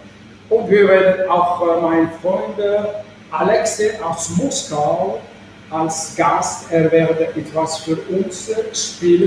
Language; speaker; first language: German; non-native, fluent; Arabic